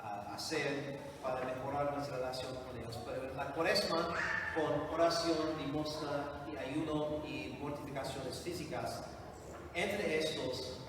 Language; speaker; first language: Spanish; non-native, fluent; English